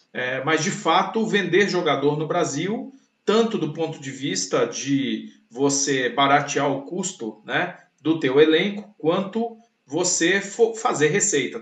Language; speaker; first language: Portuguese; native; Portuguese